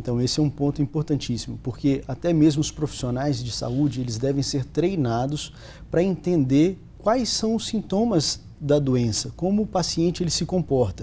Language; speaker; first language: Portuguese; native; Portuguese